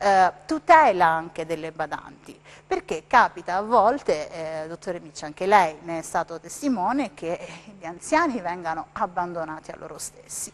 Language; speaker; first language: Italian; native; Italian